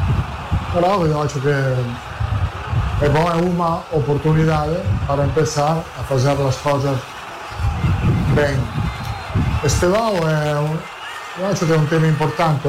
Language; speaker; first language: Portuguese; non-native, fluent; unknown